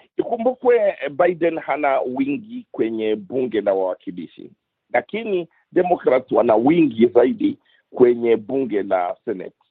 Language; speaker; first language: Swahili; non-native, local second language; Luyia